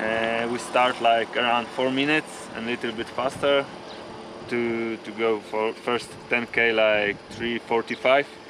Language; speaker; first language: English; non-native, learner; Polish